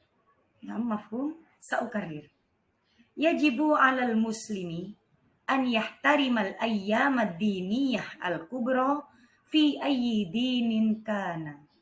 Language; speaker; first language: Arabic; non-native, fluent; Indonesian